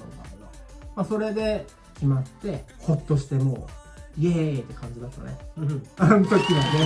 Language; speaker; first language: Japanese; native; Japanese